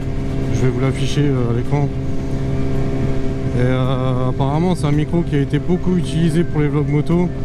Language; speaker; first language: French; native; French